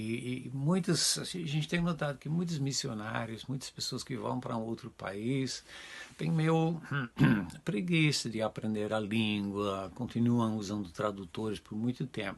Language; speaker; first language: Portuguese; non-native, fluent; Dutch